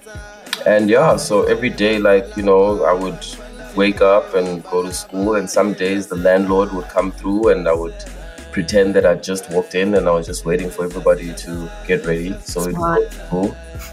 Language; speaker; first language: English; non-native, local second language; Xhosa